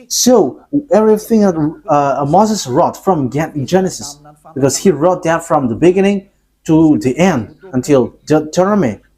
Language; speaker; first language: English; non-native, fluent; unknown